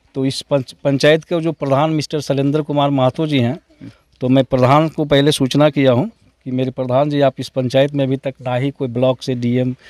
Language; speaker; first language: Hindi; native; Hindi